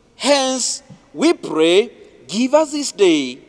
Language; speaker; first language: English; non-native, local second language; Swahili